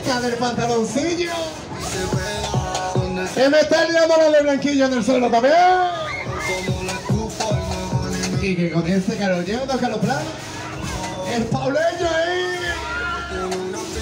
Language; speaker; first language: Spanish; native; Spanish